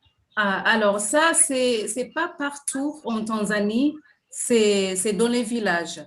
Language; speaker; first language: French; non-native, fluent; Swahili